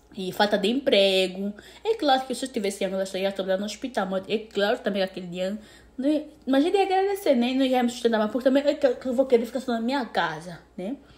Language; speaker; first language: Portuguese; native; Portuguese